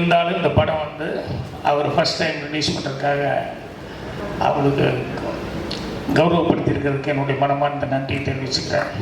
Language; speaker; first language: Tamil; native; Tamil